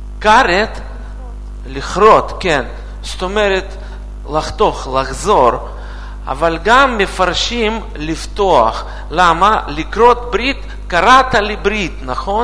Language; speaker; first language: Hebrew; non-native, fluent; Russian